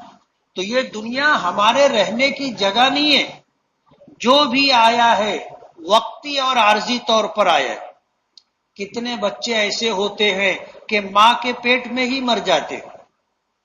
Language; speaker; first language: Urdu; native; Urdu